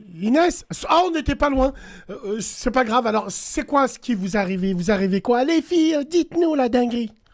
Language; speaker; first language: French; native; French